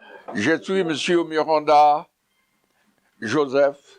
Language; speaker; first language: French; non-native, learner; Portuguese